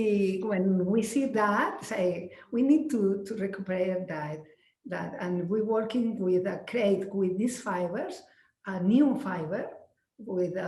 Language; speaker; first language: English; non-native, learner; Spanish